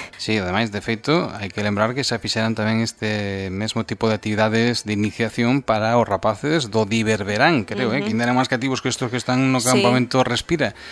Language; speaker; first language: Galician; native; Galician